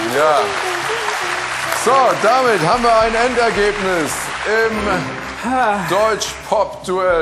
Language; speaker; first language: German; native; German